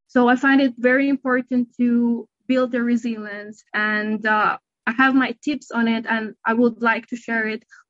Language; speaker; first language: English; non-native, fluent; Russian